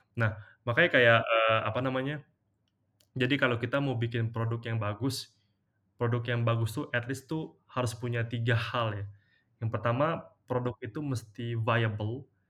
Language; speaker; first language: Indonesian; native; Indonesian